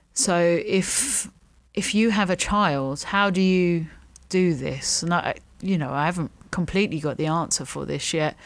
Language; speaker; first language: English; native; English